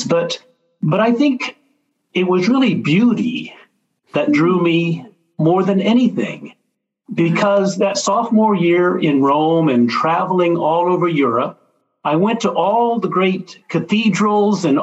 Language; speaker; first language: English; native; English